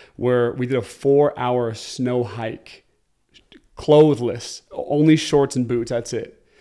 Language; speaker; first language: English; native; English